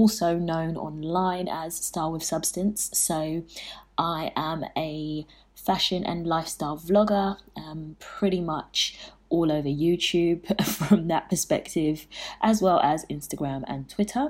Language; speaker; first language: English; native; English